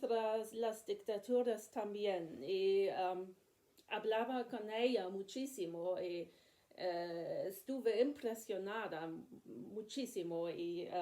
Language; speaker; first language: Spanish; non-native, learner; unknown